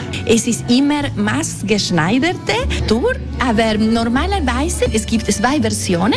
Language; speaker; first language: German; non-native, local second language; Italian